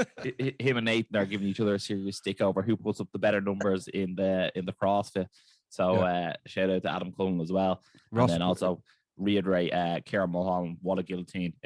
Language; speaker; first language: English; native; English